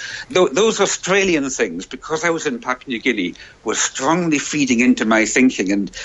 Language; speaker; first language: English; native; English